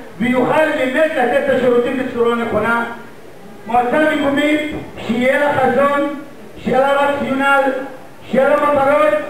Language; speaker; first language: Hebrew; non-native, local second language; Arabic